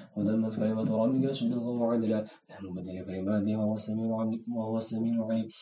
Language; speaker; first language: Arabic; non-native, learner; Indonesian